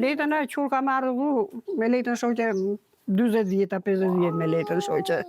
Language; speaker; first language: Albanian; native; Albanian